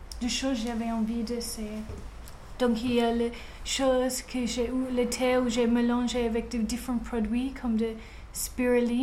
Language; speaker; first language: French; non-native, fluent; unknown